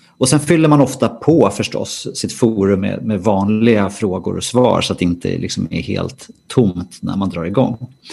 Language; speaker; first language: Swedish; native; Swedish